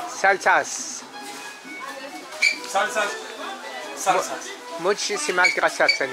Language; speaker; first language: Spanish; non-native, learner; French